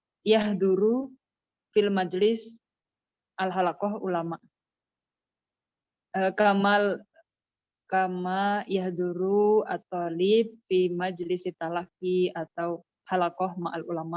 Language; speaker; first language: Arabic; non-native, fluent; Indonesian